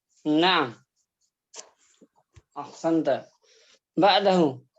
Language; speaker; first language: Arabic; non-native, fluent; Indonesian